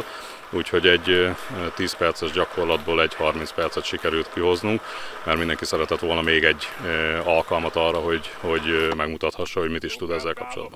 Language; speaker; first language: Hungarian; native; Hungarian